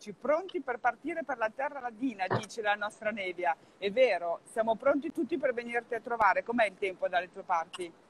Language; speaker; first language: Italian; native; Italian